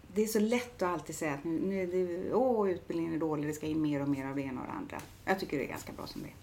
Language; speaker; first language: Swedish; native; Swedish